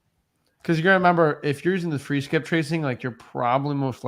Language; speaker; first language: English; native; English